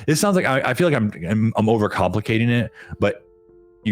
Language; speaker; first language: English; native; English